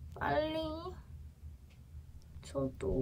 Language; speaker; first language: Korean; non-native, learner; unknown